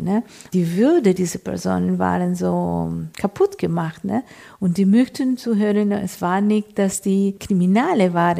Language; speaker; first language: German; non-native, fluent; Spanish